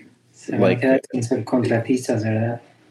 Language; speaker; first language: Spanish; early bilingual, heritage; Spanish